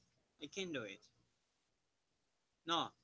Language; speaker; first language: English; non-native, learner; Spanish